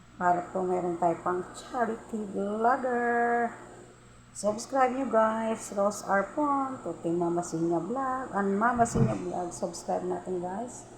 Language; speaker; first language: Filipino; non-native, local second language; Cebuano